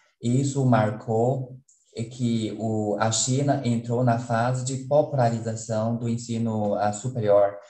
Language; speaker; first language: Portuguese; non-native, fluent; Chinese